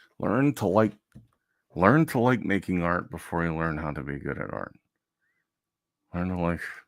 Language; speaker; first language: English; native; English